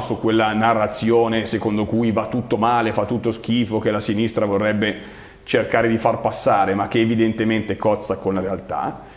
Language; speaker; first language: Italian; native; Italian